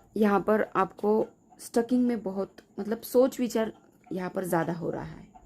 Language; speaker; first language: Hindi; non-native, local second language; Marathi